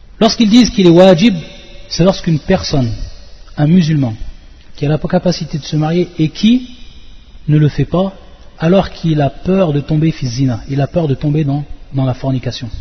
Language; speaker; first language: French; native; French